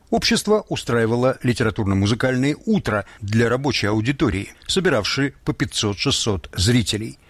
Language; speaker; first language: Russian; native; Russian